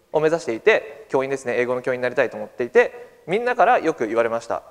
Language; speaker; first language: Japanese; native; Japanese